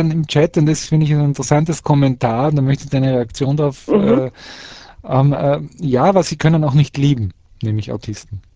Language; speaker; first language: German; early bilingual, other home language; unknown